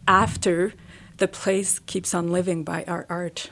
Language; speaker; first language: English; native; English